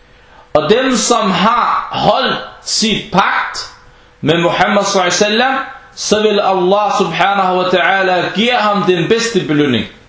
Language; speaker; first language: Danish; early bilingual, other home language; Arabic